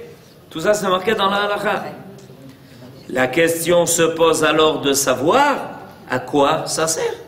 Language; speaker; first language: French; native; French